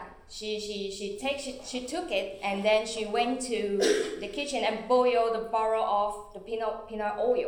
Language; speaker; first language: English; non-native, fluent; Chinese